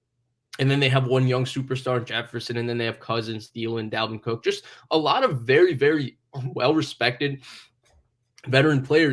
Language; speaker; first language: English; native; English